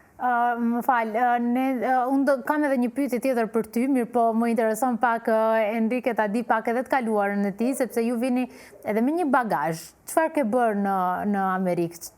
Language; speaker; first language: Albanian; native; Albanian